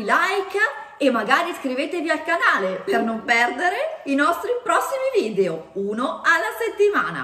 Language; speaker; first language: Italian; native; Italian